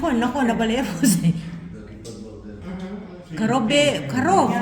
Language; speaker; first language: Hebrew; non-native, learner; Filipino